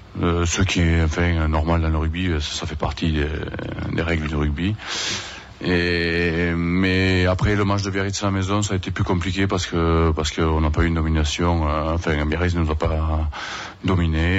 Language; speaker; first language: French; native; French